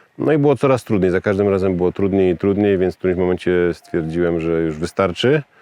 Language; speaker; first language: Polish; native; Polish